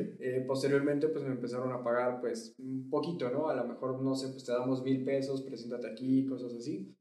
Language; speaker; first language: Spanish; native; Spanish